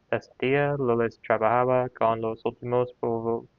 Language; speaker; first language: Spanish; non-native, learner; English